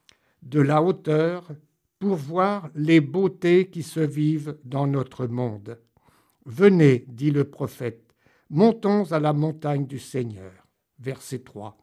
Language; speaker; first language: French; native; French